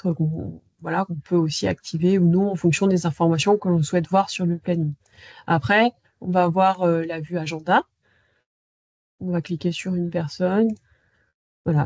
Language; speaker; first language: French; native; French